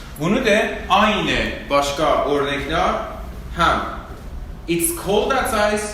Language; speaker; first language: Turkish; non-native, fluent; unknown